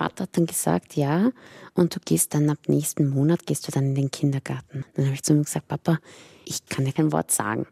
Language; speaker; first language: German; early bilingual, other home language; Persian